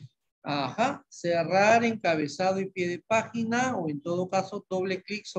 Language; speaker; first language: Spanish; native; Spanish